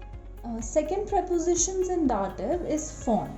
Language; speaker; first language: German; non-native, fluent; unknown